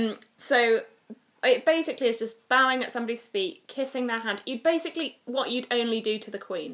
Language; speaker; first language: English; native; English